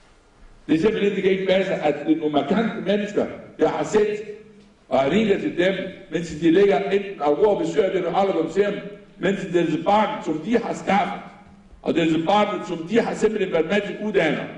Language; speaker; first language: Danish; non-native, fluent; Arabic